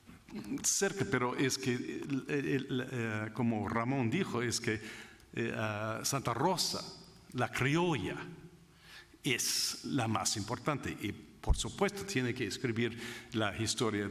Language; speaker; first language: Spanish; non-native, fluent; English